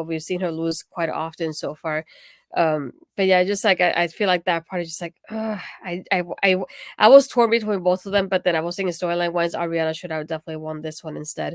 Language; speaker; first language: English; native; English